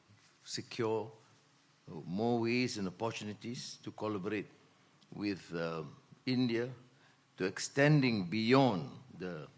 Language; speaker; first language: English; non-native, local second language; Malay